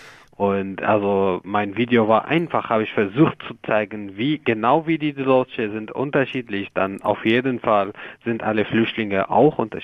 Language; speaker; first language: German; non-native, learner; Arabic